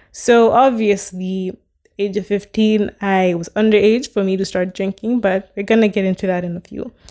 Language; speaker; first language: English; non-native, local second language; Nyanja